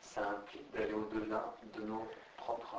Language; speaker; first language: French; native; French